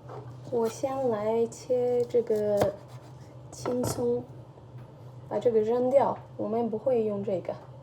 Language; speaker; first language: Chinese; early bilingual, heritage; Chinese